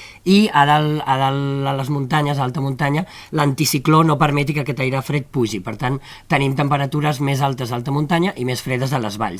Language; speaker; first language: Catalan; native; Catalan